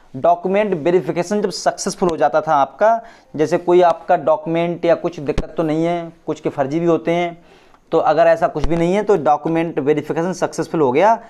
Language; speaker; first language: Hindi; native; Hindi